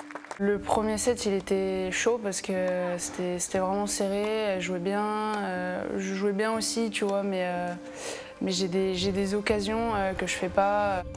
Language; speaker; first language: French; native; French